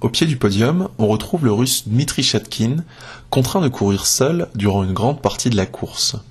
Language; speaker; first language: French; native; French